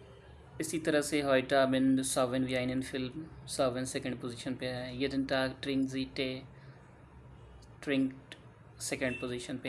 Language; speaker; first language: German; non-native, learner; Hindi